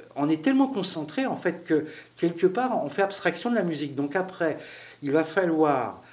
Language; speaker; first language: French; native; French